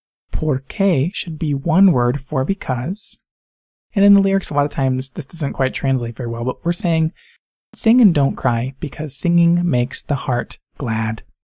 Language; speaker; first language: English; native; English